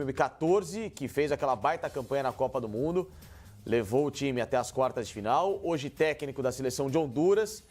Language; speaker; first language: Portuguese; native; Portuguese